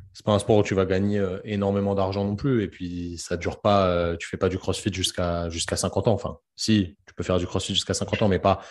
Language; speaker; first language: French; native; French